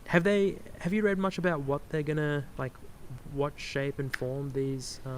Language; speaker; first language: English; native; English